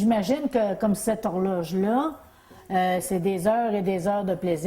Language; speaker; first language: French; native; French